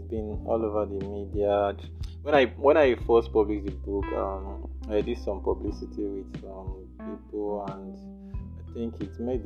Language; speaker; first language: English; non-native, local second language; Igbo